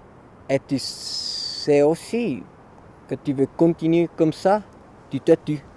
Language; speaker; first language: French; non-native, local second language; German